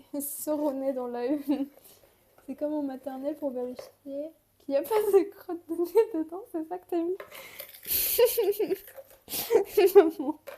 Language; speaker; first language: French; native; French